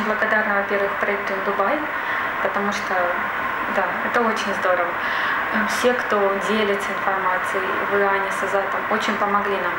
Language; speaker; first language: Russian; native; Russian